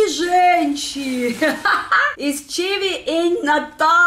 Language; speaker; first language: Portuguese; non-native, learner; Russian